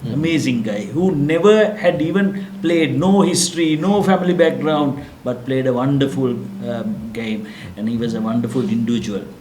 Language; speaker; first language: English; non-native, local second language; Sinhala